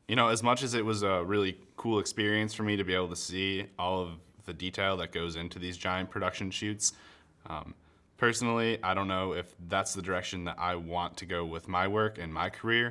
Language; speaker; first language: English; native; English